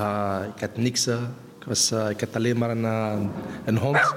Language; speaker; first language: Dutch; early bilingual, other home language; Bosnian